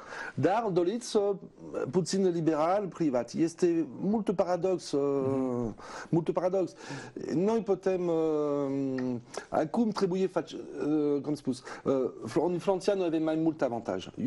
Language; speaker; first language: Romanian; non-native, learner; French